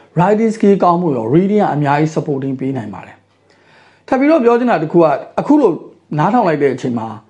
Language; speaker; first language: Burmese; native; Burmese